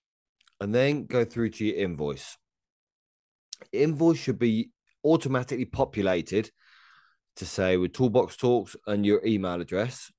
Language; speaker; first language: English; native; English